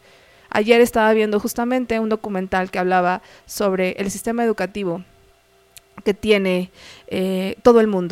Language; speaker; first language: Spanish; native; Spanish